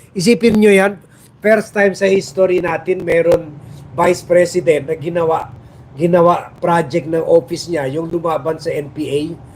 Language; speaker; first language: Filipino; non-native, local second language; Chavacano